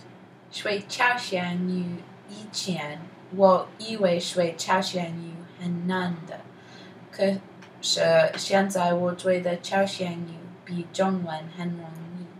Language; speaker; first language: Chinese; non-native, learner; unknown